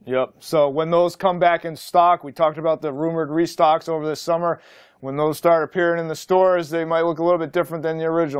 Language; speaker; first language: English; native; English